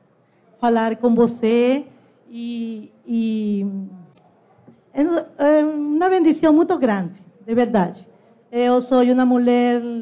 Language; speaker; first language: Portuguese; non-native, learner; Spanish